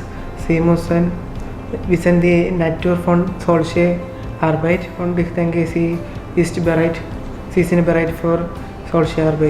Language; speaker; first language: German; non-native, learner; Malayalam